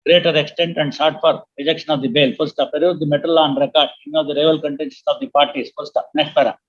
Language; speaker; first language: English; non-native, local second language; Kannada